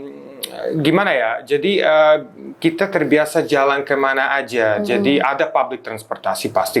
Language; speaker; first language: Indonesian; non-native, fluent; Serbian